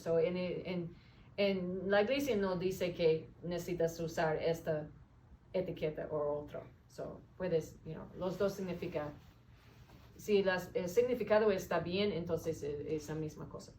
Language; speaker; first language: Spanish; non-native, learner; English